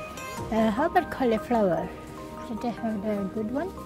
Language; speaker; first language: English; non-native, fluent; Indonesian